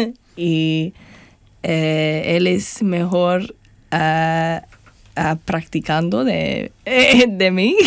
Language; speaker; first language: Spanish; non-native, learner; English